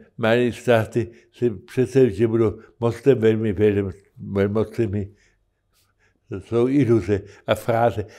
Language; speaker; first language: Czech; native; Czech